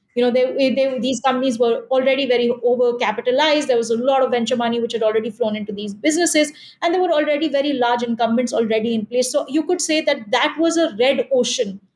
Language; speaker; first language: English; non-native, local second language; Hindi